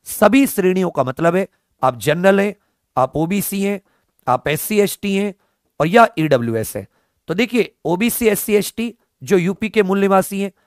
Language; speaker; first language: Hindi; native; Hindi